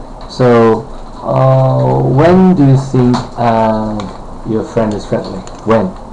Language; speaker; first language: English; non-native, fluent; Korean